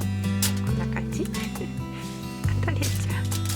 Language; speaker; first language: Japanese; native; Japanese